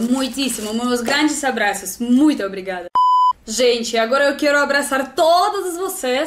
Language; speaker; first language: Portuguese; non-native, learner; Russian